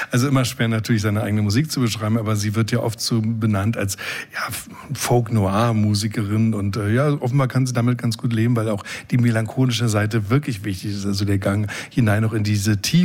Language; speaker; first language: German; native; German